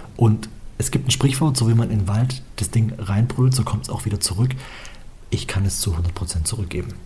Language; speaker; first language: German; native; German